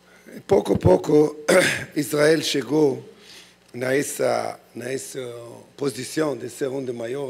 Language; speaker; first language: Portuguese; non-native, learner; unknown